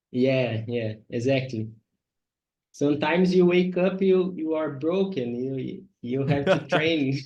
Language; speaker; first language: English; non-native, learner; Portuguese